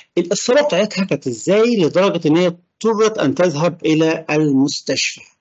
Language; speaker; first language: Arabic; native; Arabic